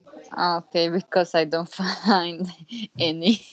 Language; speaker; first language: English; non-native, learner; Spanish